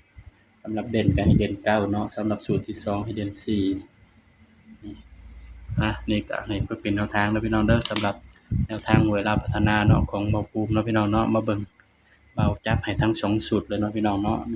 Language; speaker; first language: Thai; non-native, local second language; Northeastern Thai